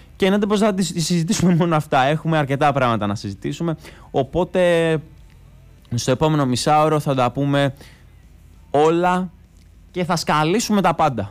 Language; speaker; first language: Greek; native; Greek